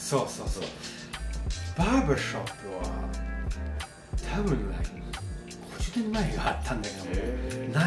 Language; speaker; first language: Japanese; non-native, learner; French